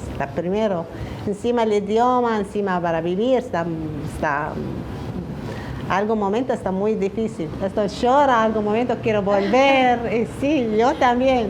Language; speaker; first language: Spanish; non-native, learner; Arabic